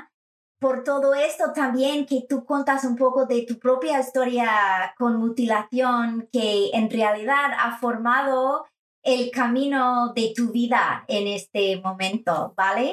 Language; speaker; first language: Spanish; non-native, fluent; English